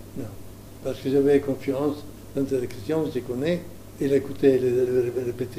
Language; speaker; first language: French; non-native, learner; Italian